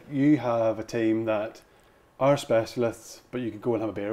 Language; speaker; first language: English; native; English